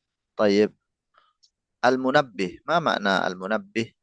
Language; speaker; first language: Arabic; non-native, fluent; Indonesian